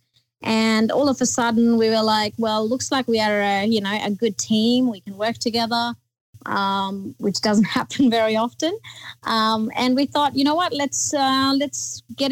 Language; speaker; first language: English; non-native, local second language; Nepali